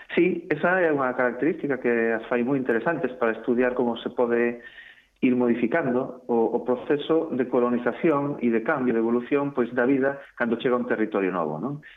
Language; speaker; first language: Galician; native; Galician